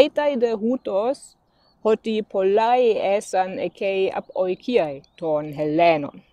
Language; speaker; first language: Greek; non-native, fluent; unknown